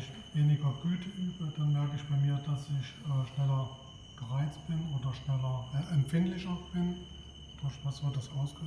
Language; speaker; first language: German; native; German